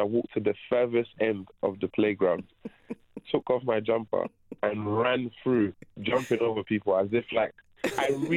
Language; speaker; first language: English; non-native, local second language; French